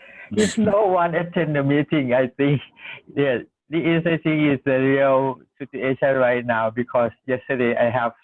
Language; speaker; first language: English; non-native, learner; Thai